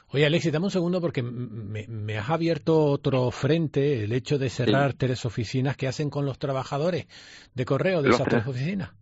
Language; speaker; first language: Spanish; native; Spanish